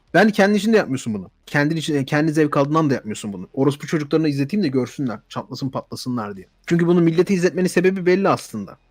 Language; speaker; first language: Turkish; native; Turkish